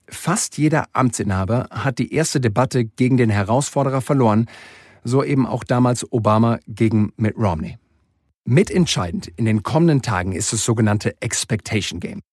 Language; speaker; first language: German; native; German